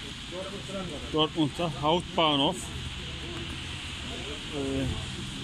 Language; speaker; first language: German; non-native, learner; Turkish